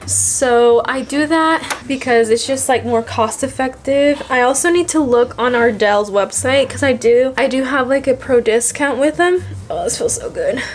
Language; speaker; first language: English; early bilingual, other home language; Spanish